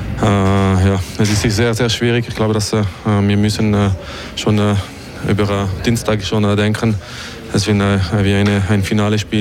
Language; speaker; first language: German; non-native, local second language; French